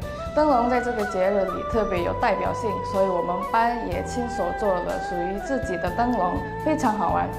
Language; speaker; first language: Chinese; non-native, learner; Indonesian